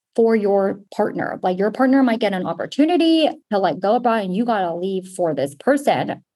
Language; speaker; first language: English; native; English